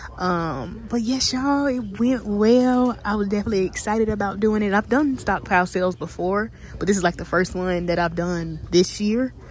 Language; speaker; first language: English; native; English